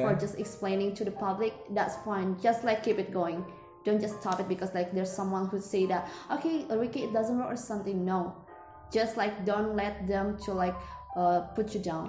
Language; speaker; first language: English; non-native, learner; Indonesian